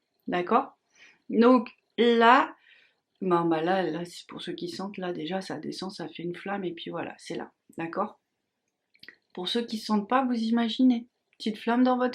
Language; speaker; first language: French; native; French